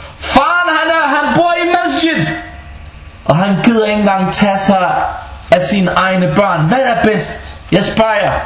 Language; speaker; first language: Danish; early bilingual, other home language; Bosnian